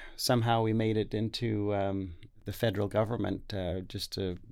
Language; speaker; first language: English; native; English